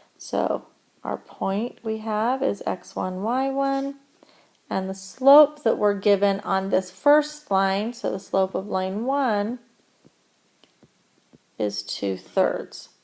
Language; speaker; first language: English; native; English